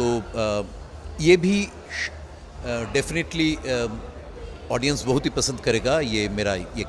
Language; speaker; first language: Hindi; non-native, local second language; Bangla